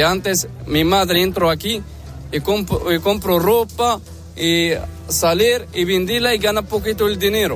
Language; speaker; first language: Spanish; non-native, learner; Arabic